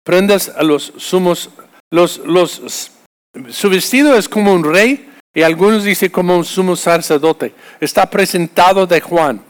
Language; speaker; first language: Spanish; non-native, fluent; English